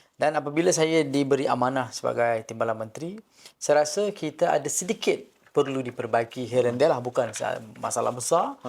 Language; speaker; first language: Malay; non-native, local second language; Tamil